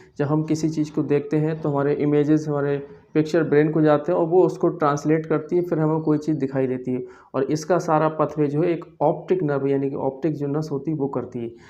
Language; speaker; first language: Hindi; native; Hindi